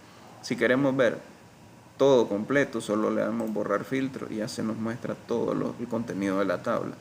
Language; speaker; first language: Spanish; native; Spanish